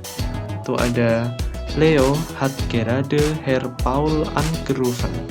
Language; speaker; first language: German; non-native, learner; Indonesian